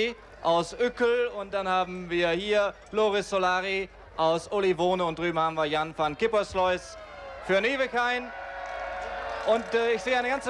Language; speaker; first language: German; native; German